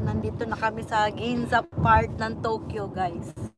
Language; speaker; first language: Filipino; non-native, local second language; Cebuano